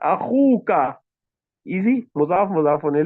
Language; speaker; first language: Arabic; non-native, fluent; Urdu